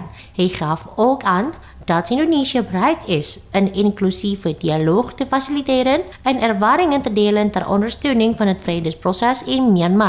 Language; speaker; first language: Dutch; non-native, fluent; Indonesian